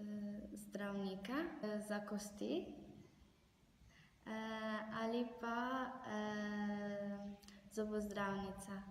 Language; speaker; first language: Slovenian; non-native, learner; Arabic